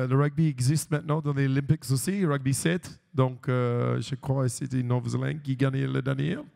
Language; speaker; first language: French; non-native, learner; English